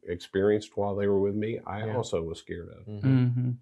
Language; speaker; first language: English; native; English